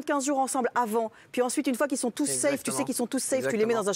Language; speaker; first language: French; native; French